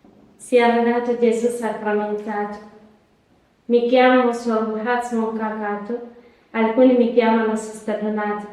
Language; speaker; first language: Italian; non-native, fluent; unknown